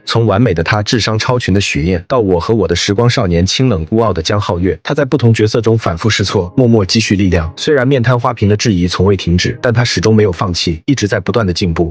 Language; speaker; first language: Chinese; native; Chinese